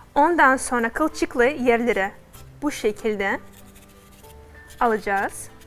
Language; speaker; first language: Turkish; non-native, fluent; Russian